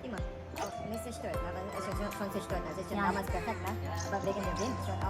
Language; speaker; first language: German; non-native, learner; Filipino